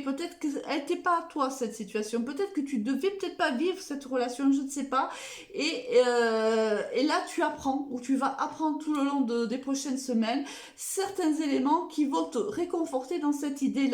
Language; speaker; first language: French; native; French